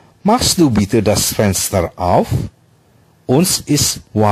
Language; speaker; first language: German; non-native, fluent; Indonesian